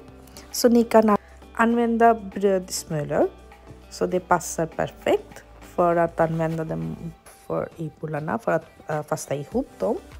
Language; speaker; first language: Swedish; non-native, learner; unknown